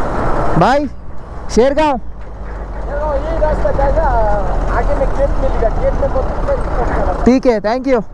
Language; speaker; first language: Hindi; non-native, local second language; Telugu